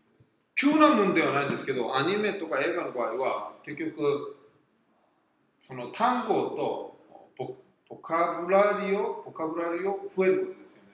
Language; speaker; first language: Japanese; non-native, fluent; Korean